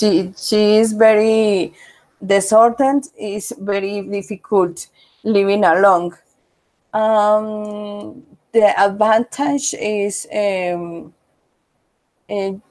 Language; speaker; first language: English; non-native, learner; Spanish